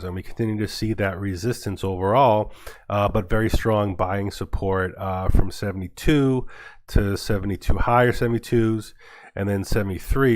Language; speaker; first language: English; native; English